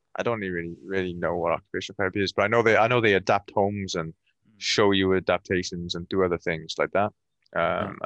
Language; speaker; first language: English; native; English